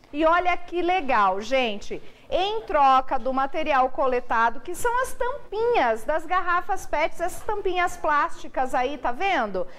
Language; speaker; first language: Portuguese; native; Portuguese